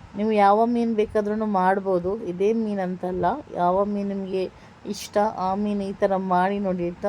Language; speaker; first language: Kannada; non-native, local second language; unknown